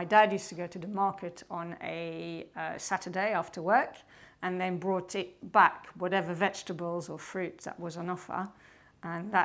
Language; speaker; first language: English; non-native, fluent; French